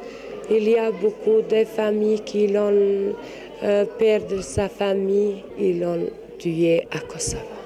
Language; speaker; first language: French; non-native, learner; Albanian